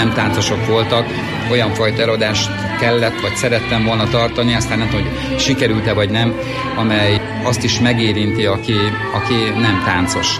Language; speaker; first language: Hungarian; native; Hungarian